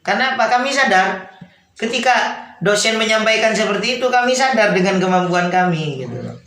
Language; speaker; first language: Indonesian; native; Indonesian